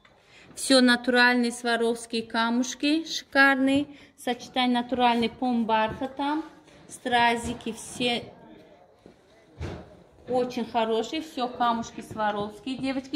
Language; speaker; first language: Russian; non-native, local second language; Tajik